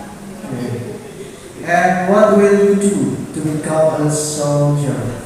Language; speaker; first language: English; non-native, learner; Indonesian